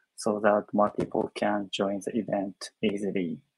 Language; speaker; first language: English; non-native, fluent; Japanese